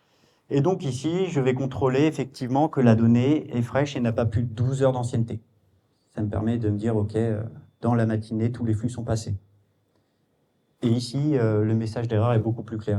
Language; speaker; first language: French; native; French